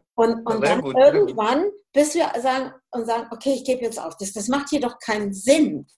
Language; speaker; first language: German; native; German